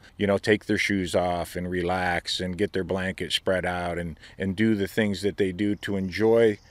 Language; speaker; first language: English; native; English